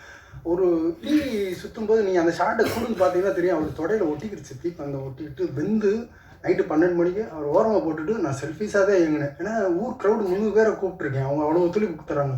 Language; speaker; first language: Tamil; native; Tamil